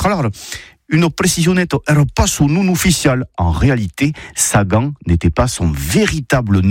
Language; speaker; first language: French; native; French